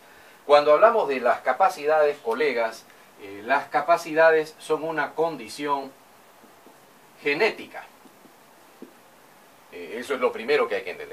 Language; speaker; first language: Spanish; native; Spanish